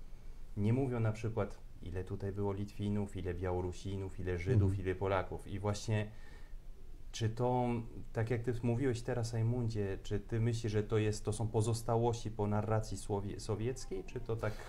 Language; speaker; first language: Polish; non-native, fluent; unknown